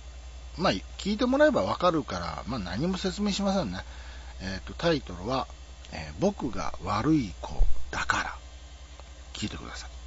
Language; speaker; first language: Japanese; native; Japanese